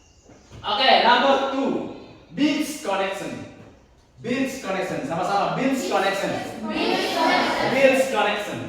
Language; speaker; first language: English; non-native, learner; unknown